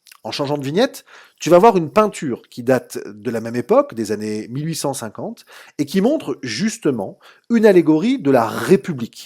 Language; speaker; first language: French; native; French